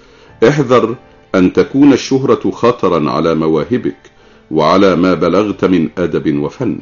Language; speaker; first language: Arabic; native; Arabic